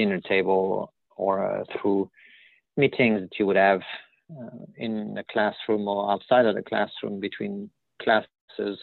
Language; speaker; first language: English; non-native, fluent; French